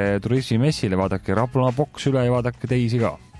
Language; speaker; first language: Estonian; native; Estonian